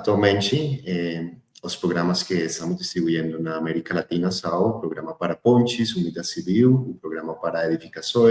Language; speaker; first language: Portuguese; non-native, fluent; Spanish